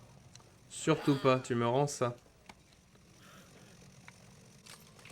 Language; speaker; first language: French; native; French